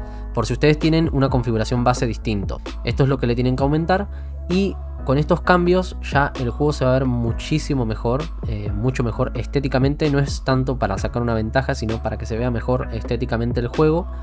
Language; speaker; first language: Spanish; native; Spanish